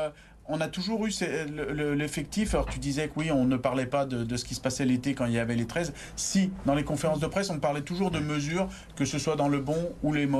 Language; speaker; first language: French; native; French